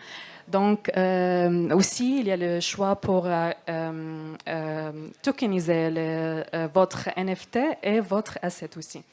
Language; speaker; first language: French; non-native, learner; Arabic